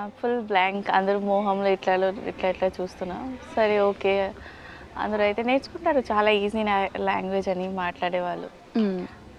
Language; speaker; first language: Telugu; non-native, learner; Bangla